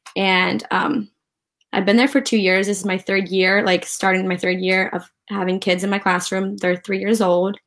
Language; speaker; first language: English; early bilingual, other home language; Ukrainian